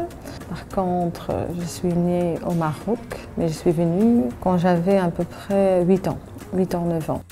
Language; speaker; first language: French; early bilingual, other home language; Arabic